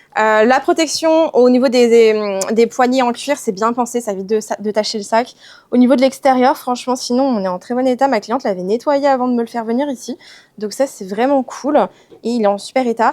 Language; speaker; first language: French; native; French